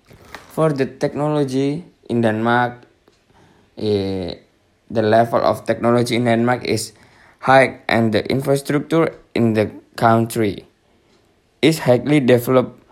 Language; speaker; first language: English; non-native, learner; Indonesian